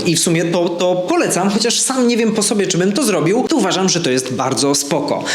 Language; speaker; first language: Polish; native; Polish